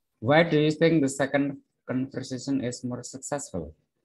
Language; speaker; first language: English; non-native, fluent; Indonesian